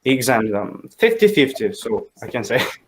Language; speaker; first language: English; non-native, learner; Ukrainian